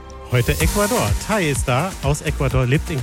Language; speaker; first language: German; native; German